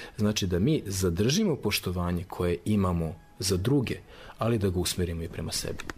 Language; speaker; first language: Serbian; native; Serbian